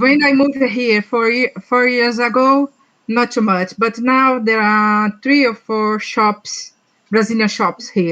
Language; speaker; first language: English; non-native, learner; Portuguese